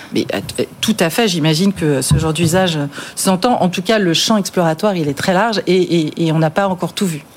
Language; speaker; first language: French; native; French